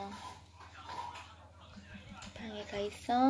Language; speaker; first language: Korean; non-native, fluent; Filipino